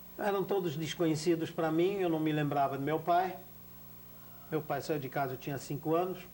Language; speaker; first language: Portuguese; non-native, fluent; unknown